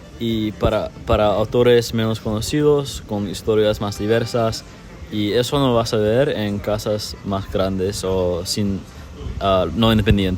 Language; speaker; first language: Spanish; non-native, learner; English